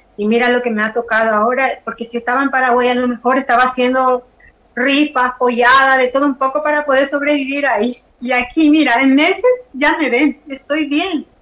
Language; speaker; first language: Spanish; native; Spanish